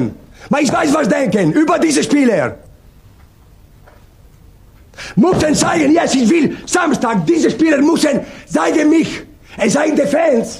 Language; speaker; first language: German; non-native, learner; Italian